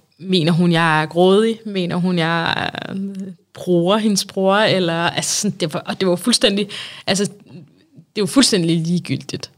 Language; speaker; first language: Danish; early bilingual, other home language; Arabic